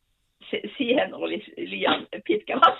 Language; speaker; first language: Finnish; non-native, fluent; Norwegian